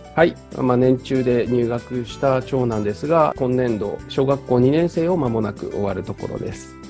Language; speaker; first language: Japanese; native; Japanese